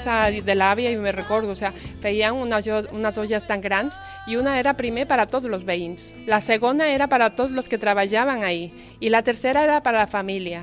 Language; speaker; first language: Catalan; non-native, fluent; Spanish